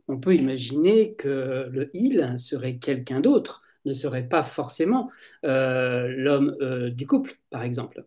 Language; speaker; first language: French; native; French